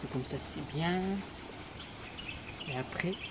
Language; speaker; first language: French; non-native, learner; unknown